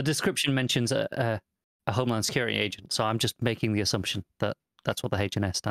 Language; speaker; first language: English; native; English